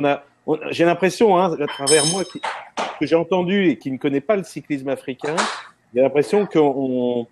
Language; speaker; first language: French; native; French